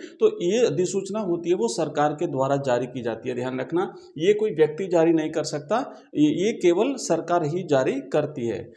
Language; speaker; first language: Hindi; native; Hindi